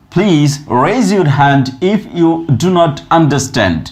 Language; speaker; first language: English; non-native, local second language; Bangla